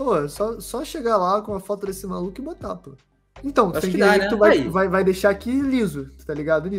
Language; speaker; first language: Portuguese; native; Portuguese